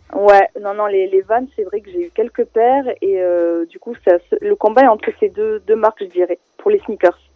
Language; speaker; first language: French; native; French